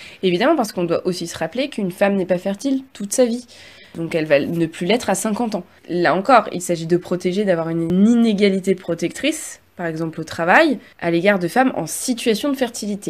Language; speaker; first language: French; native; French